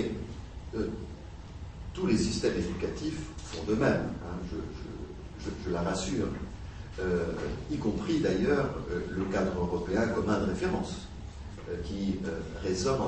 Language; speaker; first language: French; native; French